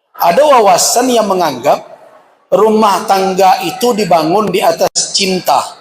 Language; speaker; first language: Malay; non-native, local second language; Minangkabau